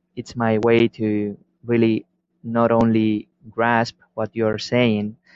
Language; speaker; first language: English; non-native, fluent; Spanish